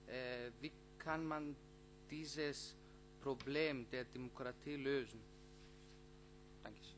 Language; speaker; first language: German; non-native, learner; Greek